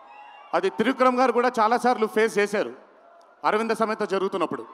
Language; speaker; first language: Telugu; native; Telugu